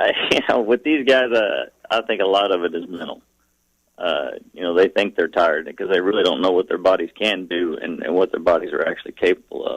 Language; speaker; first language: English; native; English